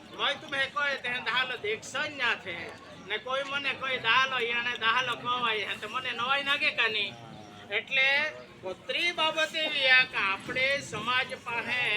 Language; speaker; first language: Gujarati; non-native, local second language; Bhili